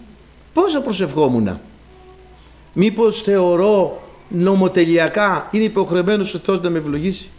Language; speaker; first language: Greek; native; Greek